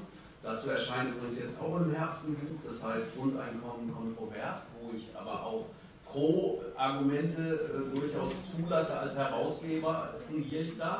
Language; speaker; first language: German; native; German